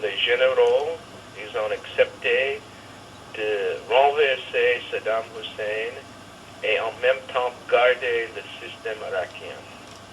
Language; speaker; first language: French; non-native, fluent; English